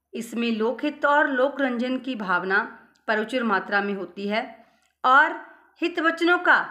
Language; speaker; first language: Hindi; non-native, local second language; Punjabi